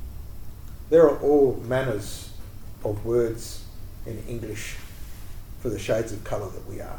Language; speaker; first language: English; native; English